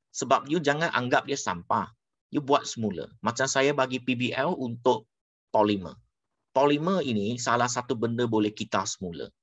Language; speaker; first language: Malay; non-native, local second language; Chinese